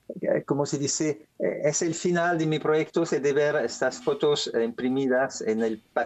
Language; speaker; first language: Spanish; non-native, learner; French